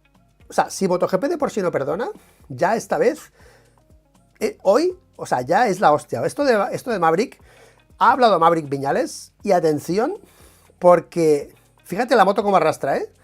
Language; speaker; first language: Spanish; native; Spanish